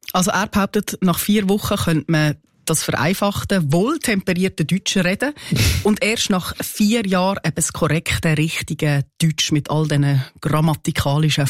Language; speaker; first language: German; native; German